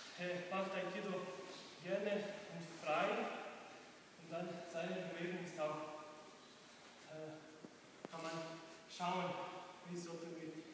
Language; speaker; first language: German; non-native, learner; Serbian